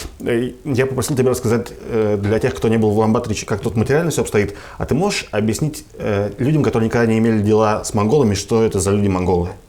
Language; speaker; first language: Russian; native; Russian